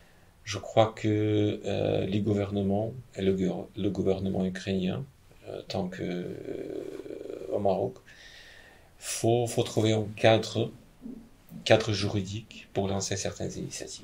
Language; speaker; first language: French; non-native, fluent; Ukrainian